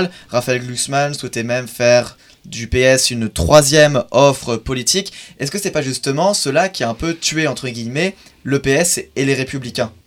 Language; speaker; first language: French; native; French